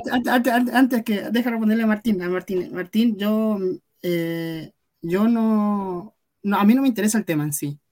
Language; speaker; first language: Spanish; native; Spanish